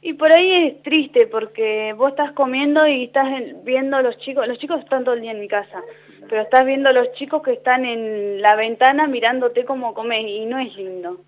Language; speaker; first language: Spanish; native; Spanish